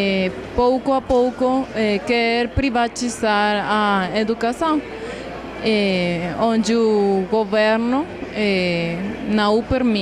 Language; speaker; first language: Portuguese; non-native, fluent; Spanish